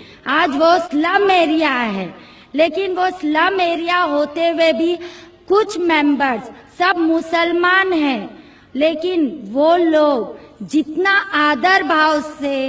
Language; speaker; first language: Hindi; non-native, local second language; Marathi